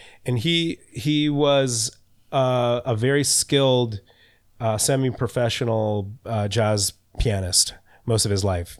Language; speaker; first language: English; native; English